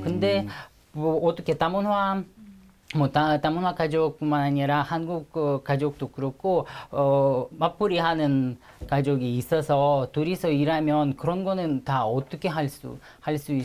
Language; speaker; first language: Korean; non-native, fluent; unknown